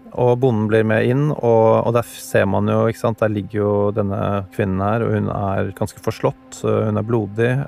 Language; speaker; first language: Norwegian; native; Norwegian